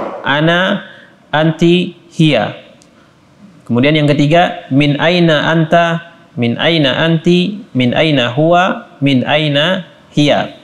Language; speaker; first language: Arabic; non-native, fluent; Indonesian